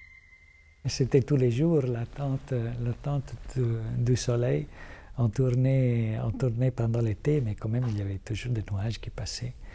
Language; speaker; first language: French; non-native, fluent; Italian